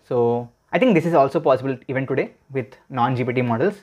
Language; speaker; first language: English; non-native, local second language; Telugu